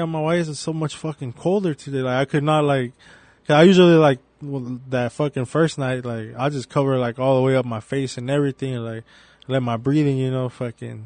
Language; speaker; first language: English; early bilingual, other home language; Spanish